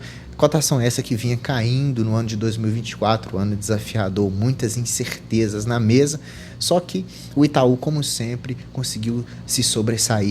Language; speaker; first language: Portuguese; native; Portuguese